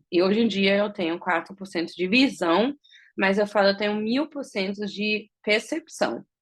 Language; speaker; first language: Portuguese; early bilingual, heritage; Portuguese